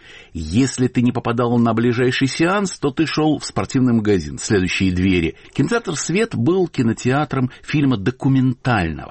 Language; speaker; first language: Russian; native; Russian